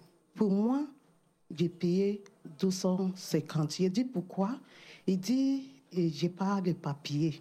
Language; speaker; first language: French; non-native, learner; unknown